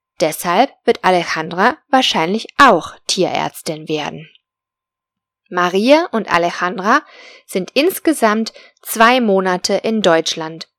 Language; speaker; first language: German; non-native, fluent; Spanish